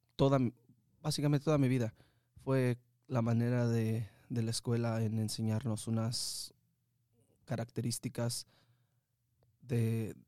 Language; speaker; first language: Spanish; early bilingual, heritage; Spanish